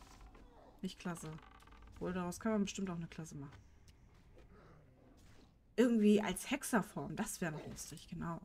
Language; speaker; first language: German; native; German